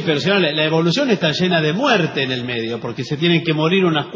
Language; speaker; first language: Spanish; native; Spanish